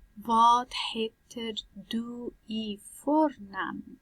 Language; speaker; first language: Swedish; non-native, learner; Persian